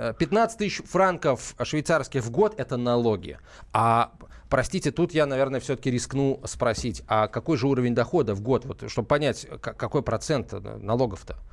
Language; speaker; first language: Russian; native; Russian